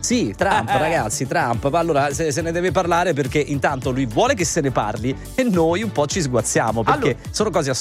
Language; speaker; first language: Italian; native; Italian